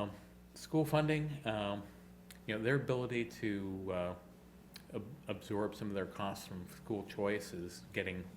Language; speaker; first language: English; native; English